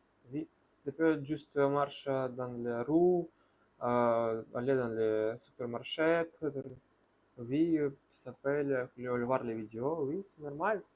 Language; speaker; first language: French; non-native, learner; Russian